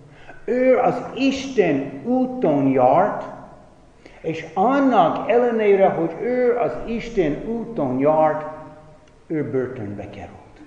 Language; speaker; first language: Hungarian; non-native, fluent; English